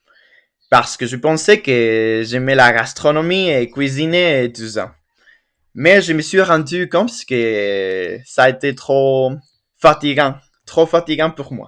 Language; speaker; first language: French; non-native, fluent; Spanish